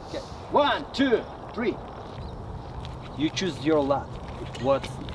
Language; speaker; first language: English; non-native, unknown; Russian